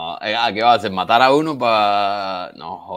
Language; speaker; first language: Spanish; native; Spanish